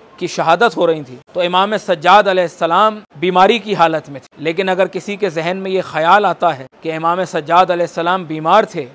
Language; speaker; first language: Hindi; native; Hindi